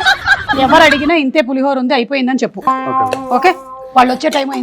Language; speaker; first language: Telugu; native; Telugu